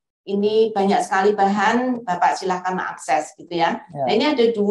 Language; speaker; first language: Indonesian; native; Indonesian